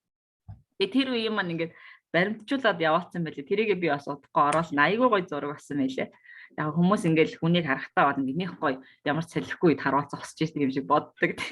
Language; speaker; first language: Mongolian; native; Mongolian